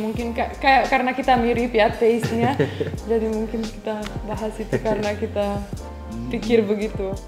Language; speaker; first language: Indonesian; non-native, fluent; Romanian